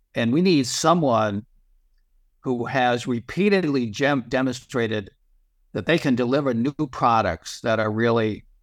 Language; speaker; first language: English; native; English